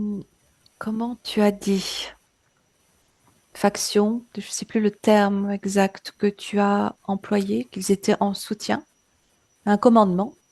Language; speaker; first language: French; native; French